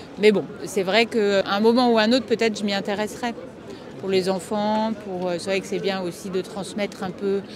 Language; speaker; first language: French; native; French